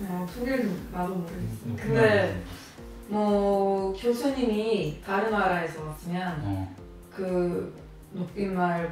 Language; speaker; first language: Korean; non-native, fluent; Swedish